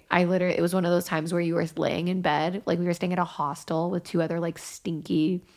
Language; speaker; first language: English; native; English